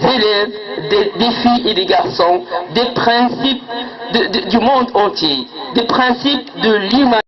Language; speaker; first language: French; non-native, local second language; Arabic